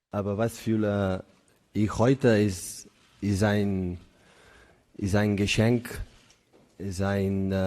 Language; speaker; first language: German; non-native, learner; Catalan